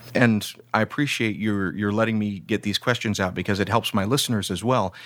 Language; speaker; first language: English; native; English